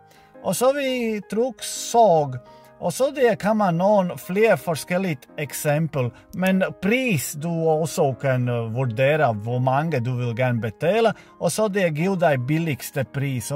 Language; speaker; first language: Norwegian; non-native, learner; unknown